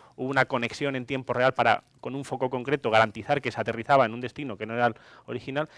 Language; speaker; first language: Spanish; non-native, fluent; Greek